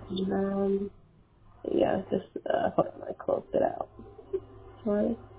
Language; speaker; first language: English; early bilingual, other home language; Spanish